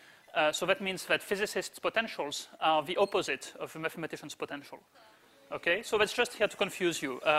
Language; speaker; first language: English; native; English